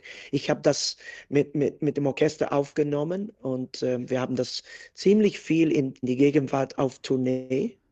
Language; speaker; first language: German; non-native, fluent; English